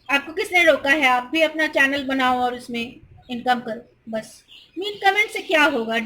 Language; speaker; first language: Hindi; non-native, local second language; Bangla